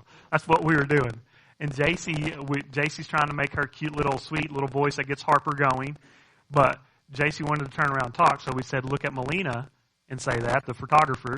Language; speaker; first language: English; native; English